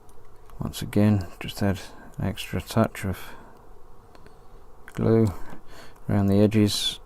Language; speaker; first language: English; native; English